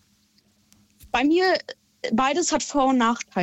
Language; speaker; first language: German; native; German